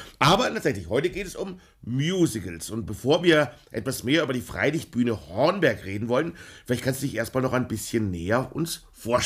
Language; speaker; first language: German; native; German